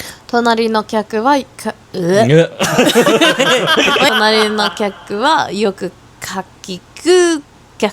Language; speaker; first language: Japanese; non-native, learner; Filipino